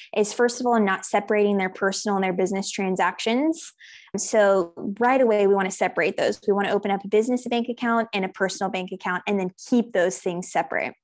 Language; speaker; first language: English; native; English